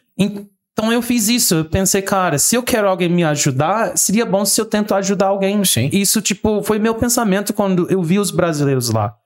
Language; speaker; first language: Portuguese; non-native, fluent; English